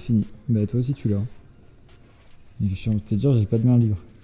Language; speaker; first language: French; native; French